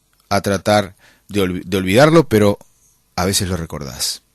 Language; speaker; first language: Spanish; native; Spanish